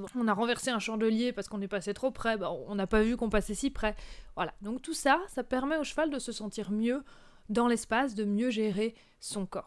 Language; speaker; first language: French; native; French